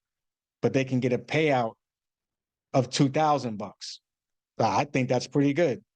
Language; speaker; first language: English; native; English